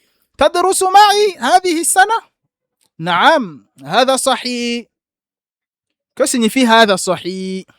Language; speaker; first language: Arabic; non-native, fluent; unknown